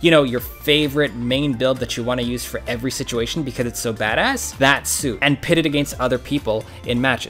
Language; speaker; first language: English; native; English